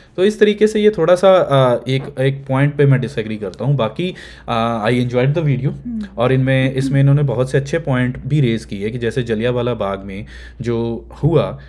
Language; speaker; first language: Hindi; native; Hindi